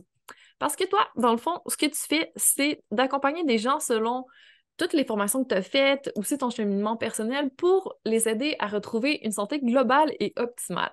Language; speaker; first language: French; native; French